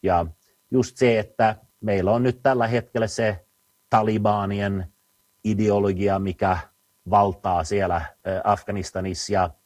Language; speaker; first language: Finnish; non-native, fluent; Swedish